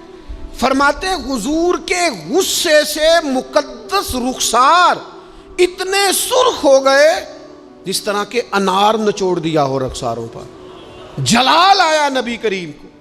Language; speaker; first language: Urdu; non-native, local second language; Punjabi